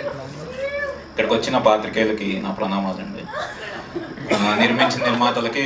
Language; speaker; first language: Telugu; native; Telugu